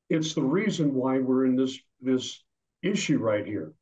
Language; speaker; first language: English; native; English